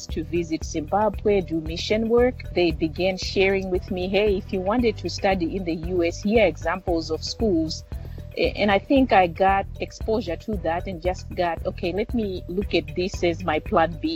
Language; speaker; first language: English; non-native, local second language; Shona